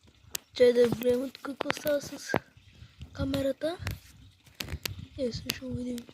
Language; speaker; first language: Bulgarian; native; Bulgarian